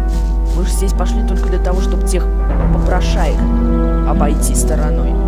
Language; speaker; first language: Russian; native; Russian